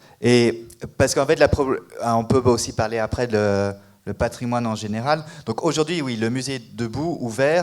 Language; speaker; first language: French; native; French